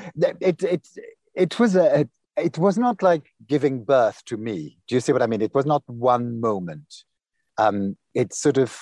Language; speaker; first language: English; non-native, fluent; French